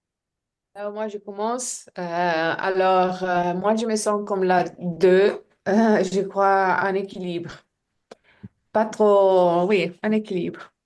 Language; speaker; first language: French; non-native, learner; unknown